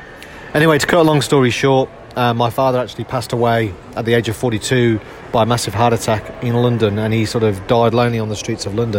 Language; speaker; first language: English; native; English